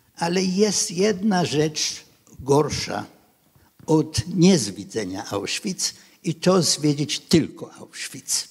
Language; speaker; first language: Polish; non-native, local second language; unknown